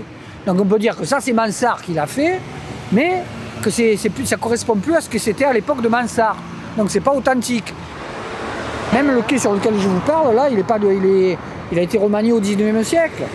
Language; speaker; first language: French; native; French